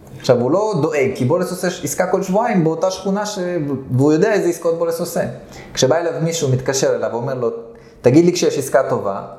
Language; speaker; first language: Hebrew; early bilingual, other home language; Russian